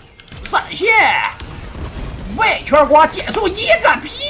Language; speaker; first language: Chinese; native; Chinese